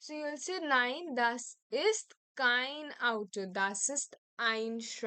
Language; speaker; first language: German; non-native, fluent; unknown